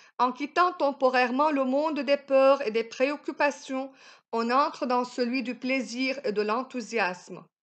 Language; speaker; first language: French; non-native, local second language; Arabic